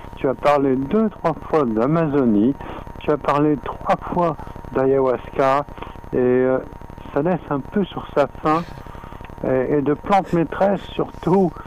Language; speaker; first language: French; native; French